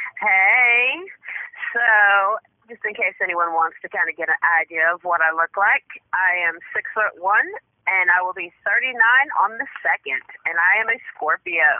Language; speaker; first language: English; native; English